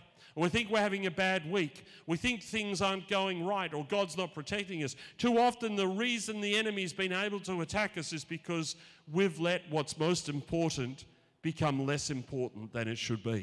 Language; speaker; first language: English; native; English